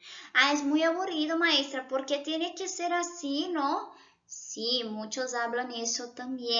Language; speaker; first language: Spanish; non-native, fluent; Portuguese